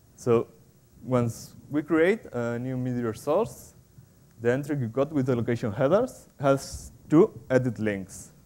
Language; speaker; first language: English; non-native, fluent; Spanish